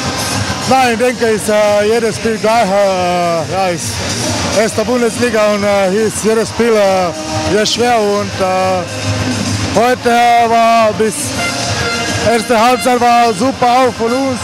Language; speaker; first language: German; non-native, learner; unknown